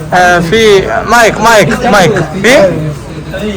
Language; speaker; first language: Arabic; non-native, learner; Urdu